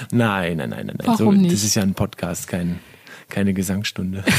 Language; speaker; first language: German; native; German